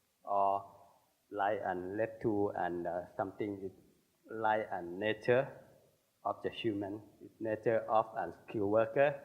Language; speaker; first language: English; non-native, learner; Thai